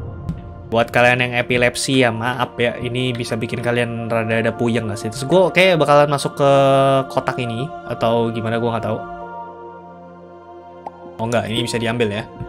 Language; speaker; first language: Indonesian; native; Indonesian